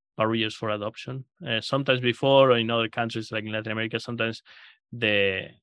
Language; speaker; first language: English; non-native, fluent; Spanish